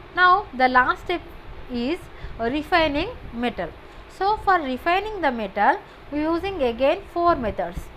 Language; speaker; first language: English; non-native, local second language; Telugu